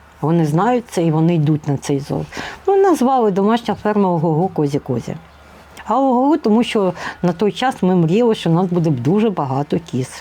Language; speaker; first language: Ukrainian; non-native, local second language; Russian